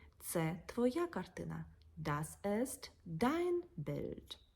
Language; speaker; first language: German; non-native, fluent; Ukrainian